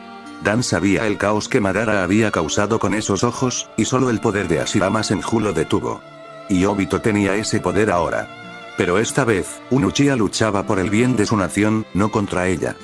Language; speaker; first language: Spanish; native; Spanish